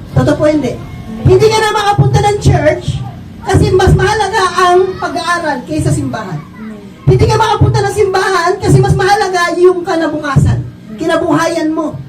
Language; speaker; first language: Filipino; native; Filipino